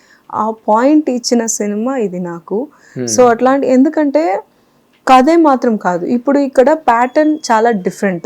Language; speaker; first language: Telugu; non-native, fluent; Kannada